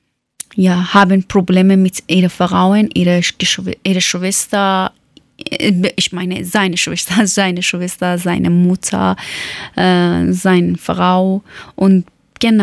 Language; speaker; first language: German; non-native, learner; Persian